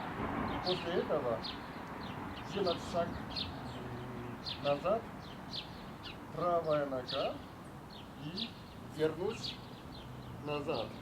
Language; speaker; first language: Russian; non-native, learner; Chinese